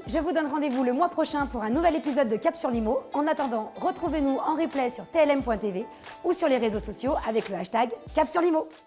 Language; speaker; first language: French; native; French